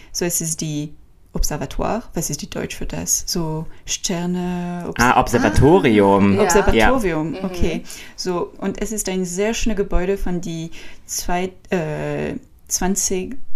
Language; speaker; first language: German; non-native, learner; French